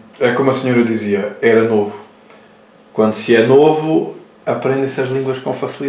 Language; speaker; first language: Portuguese; native; Portuguese